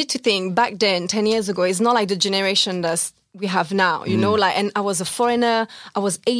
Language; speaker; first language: English; non-native, fluent; French